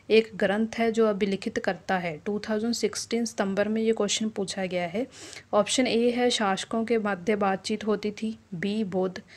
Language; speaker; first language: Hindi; non-native, local second language; Punjabi